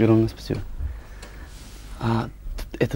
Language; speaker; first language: Russian; non-native, learner; Bulgarian